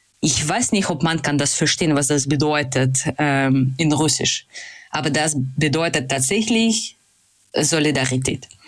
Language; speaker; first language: German; non-native, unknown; Russian